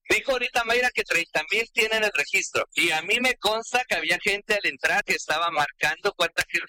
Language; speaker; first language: Spanish; native; Spanish